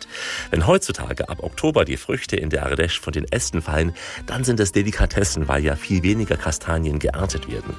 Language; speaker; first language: German; native; German